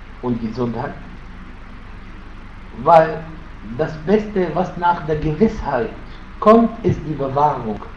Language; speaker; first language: German; non-native, fluent; Arabic